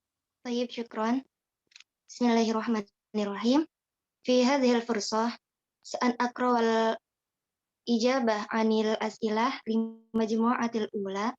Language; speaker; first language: Arabic; non-native, learner; Indonesian